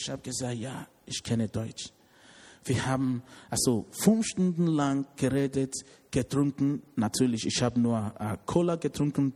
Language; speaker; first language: German; non-native, learner; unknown